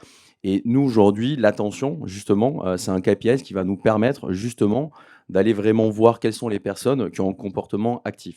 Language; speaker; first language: French; native; French